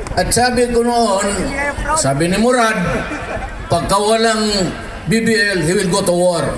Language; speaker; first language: Filipino; non-native, local second language; Cebuano